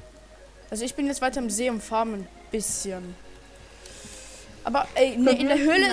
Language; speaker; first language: German; early bilingual, other home language; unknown